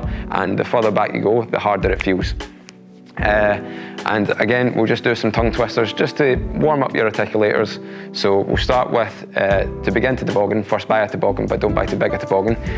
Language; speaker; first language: English; native; English